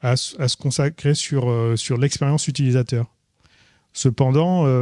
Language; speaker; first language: French; native; French